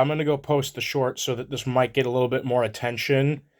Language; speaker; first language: English; native; English